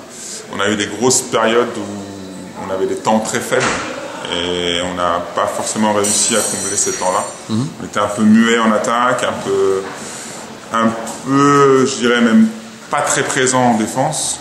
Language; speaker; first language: French; native; French